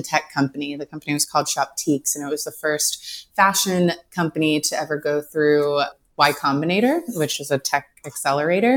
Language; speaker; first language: English; native; English